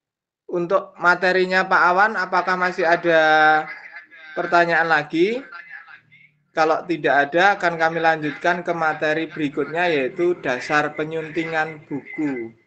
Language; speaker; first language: Indonesian; native; Indonesian